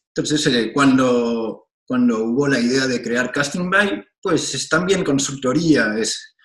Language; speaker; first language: Spanish; non-native, fluent; French